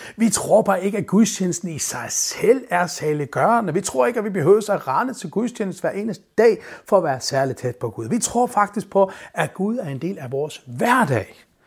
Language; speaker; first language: Danish; non-native, local second language; Faroese